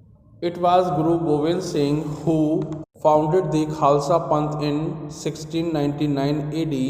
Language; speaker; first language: English; non-native, local second language; Hindi